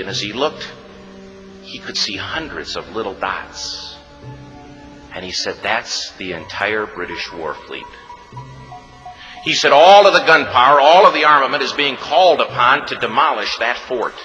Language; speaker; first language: English; native; English